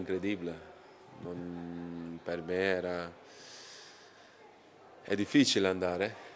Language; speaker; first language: Italian; non-native, learner; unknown